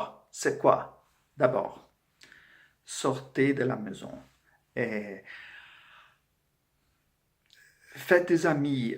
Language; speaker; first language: French; non-native, fluent; Portuguese